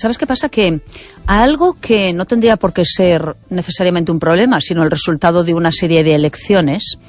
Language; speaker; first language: Spanish; native; Spanish